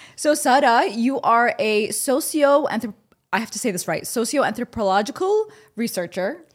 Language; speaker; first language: English; early bilingual, other home language; Arabic